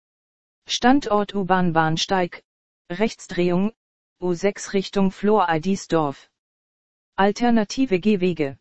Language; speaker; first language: German; native; German